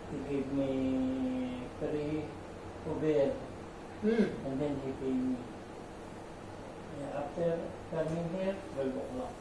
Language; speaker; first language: English; non-native, learner; Filipino